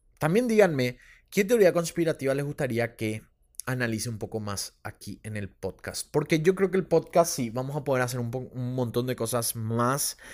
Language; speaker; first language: Spanish; native; Spanish